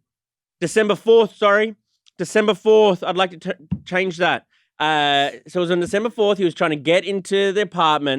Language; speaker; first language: English; native; English